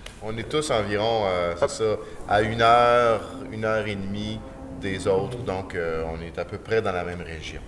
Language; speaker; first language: French; native; French